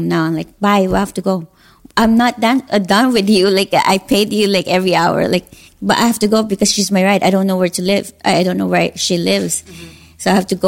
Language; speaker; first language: English; non-native, local second language; Filipino